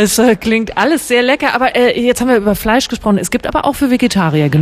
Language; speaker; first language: German; native; German